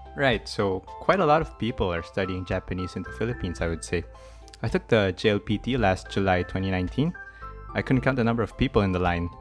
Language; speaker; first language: English; non-native, local second language; Filipino